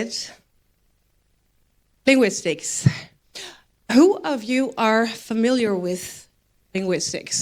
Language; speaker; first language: English; non-native, fluent; Dutch